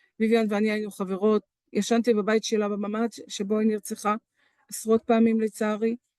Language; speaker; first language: Hebrew; non-native, local second language; Arabic